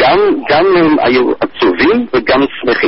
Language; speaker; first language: Hebrew; non-native, fluent; English